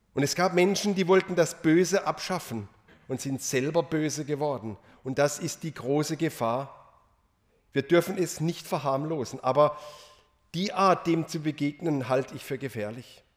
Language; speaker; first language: German; native; German